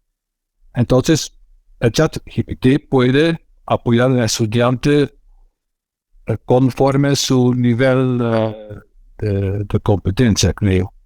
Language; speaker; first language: Spanish; non-native, fluent; Dutch